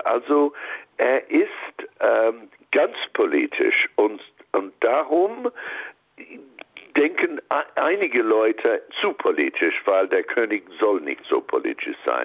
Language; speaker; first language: German; non-native, fluent; English